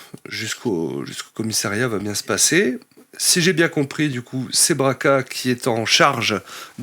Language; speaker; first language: French; native; French